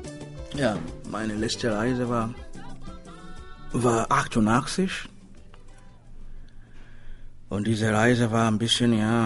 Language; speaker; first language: German; non-native, learner; Swahili